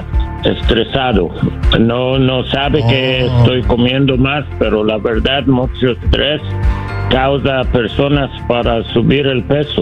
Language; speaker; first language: Spanish; non-native, learner; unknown